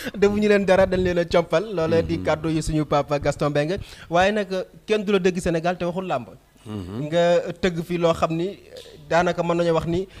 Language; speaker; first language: Wolof; native; Wolof